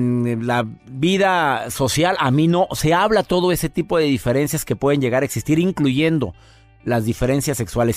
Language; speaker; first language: Spanish; native; Spanish